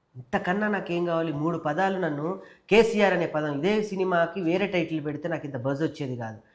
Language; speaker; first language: Telugu; native; Telugu